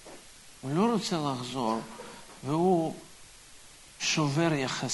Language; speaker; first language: Hebrew; non-native, fluent; Russian